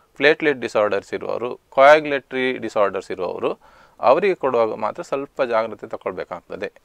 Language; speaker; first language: Kannada; native; Kannada